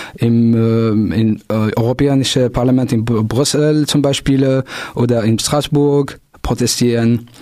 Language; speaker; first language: German; non-native, local second language; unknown